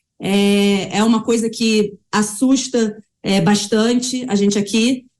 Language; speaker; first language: Portuguese; native; Portuguese